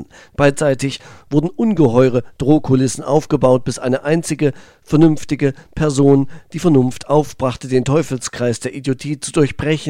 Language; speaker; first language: German; native; German